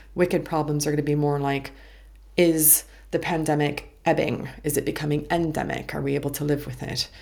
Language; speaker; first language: English; native; English